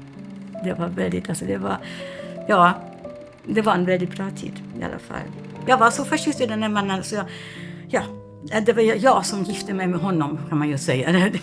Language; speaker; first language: Swedish; non-native, fluent; German